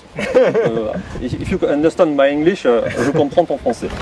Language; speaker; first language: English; non-native, learner; French